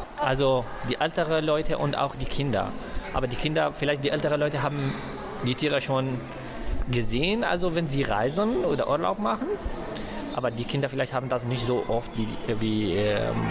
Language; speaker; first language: German; non-native, fluent; Arabic